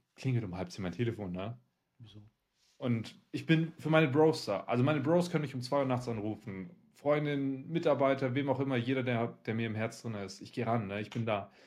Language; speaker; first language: German; early bilingual, other home language; Russian